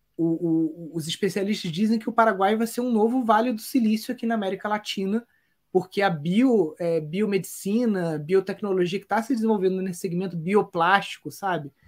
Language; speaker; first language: Portuguese; native; Portuguese